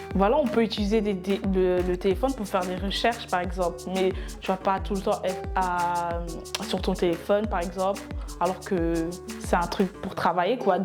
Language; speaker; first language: French; early bilingual, other home language; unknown